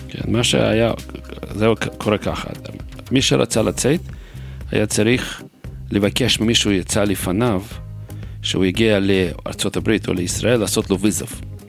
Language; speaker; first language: Hebrew; non-native, fluent; Russian